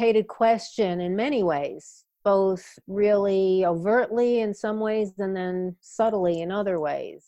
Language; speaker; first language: English; native; English